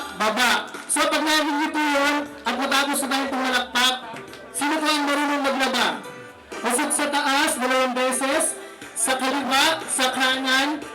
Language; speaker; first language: Filipino; native; Filipino